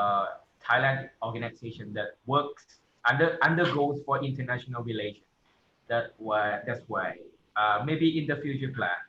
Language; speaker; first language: English; non-native, fluent; Thai